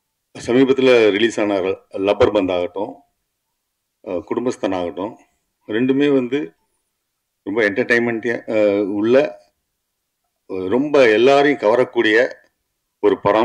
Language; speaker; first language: Tamil; native; Tamil